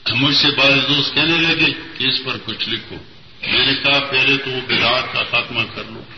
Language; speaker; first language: Urdu; non-native, local second language; Pashto